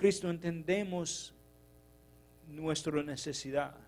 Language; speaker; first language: Spanish; non-native, learner; English